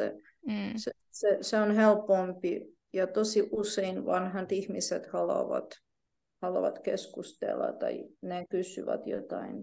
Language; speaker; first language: Finnish; non-native, fluent; Ukrainian